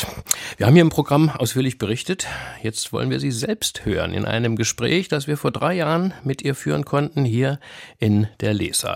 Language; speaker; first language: German; native; German